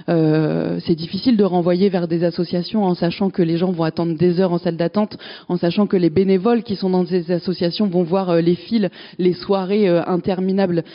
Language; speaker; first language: French; native; French